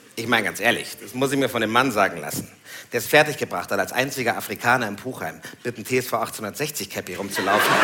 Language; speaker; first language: German; native; German